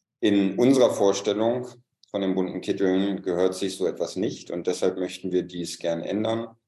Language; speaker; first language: German; native; German